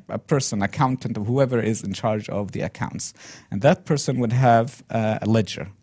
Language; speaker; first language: English; non-native, fluent; Arabic